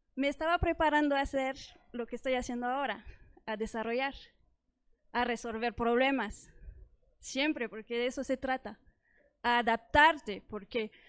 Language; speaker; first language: Spanish; non-native, fluent; French